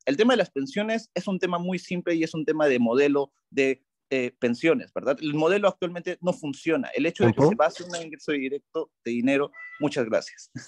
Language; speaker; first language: Spanish; native; Spanish